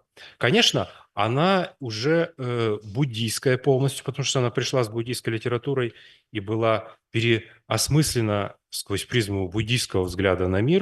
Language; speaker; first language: Russian; native; Russian